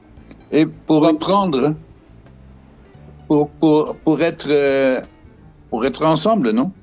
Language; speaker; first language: French; non-native, learner; Dutch